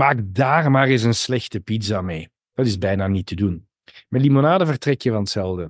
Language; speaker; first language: Dutch; native; Dutch